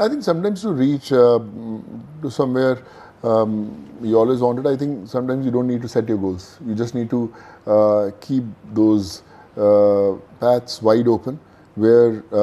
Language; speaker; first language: English; non-native, local second language; Punjabi